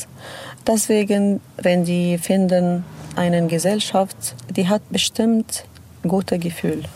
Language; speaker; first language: German; non-native, learner; Arabic